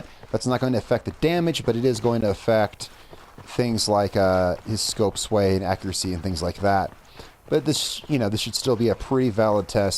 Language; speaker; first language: English; native; English